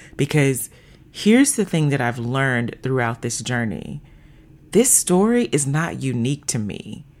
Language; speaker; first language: English; native; English